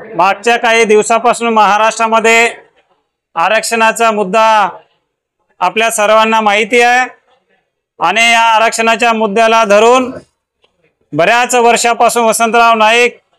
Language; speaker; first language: Marathi; non-native, local second language; Lambadi